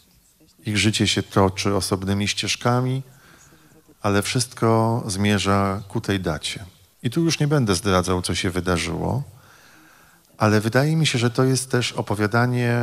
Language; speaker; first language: Polish; native; Polish